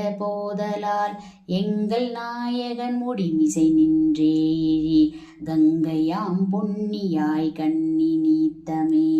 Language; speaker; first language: Tamil; native; Tamil